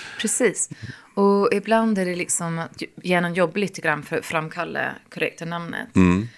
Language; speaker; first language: Swedish; non-native, fluent; English